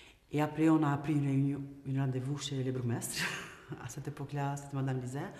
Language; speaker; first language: French; non-native, fluent; Albanian